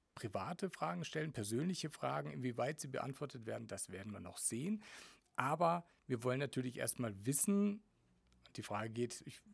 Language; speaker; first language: German; native; German